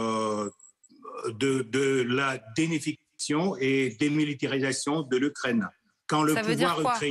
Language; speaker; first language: French; non-native, fluent; Russian